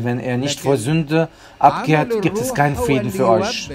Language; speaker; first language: German; non-native, fluent; Arabic